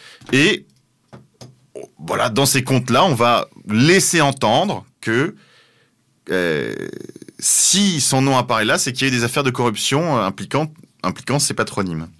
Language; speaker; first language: French; native; French